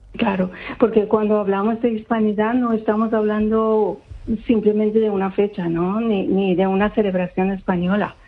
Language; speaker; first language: Spanish; non-native, fluent; Persian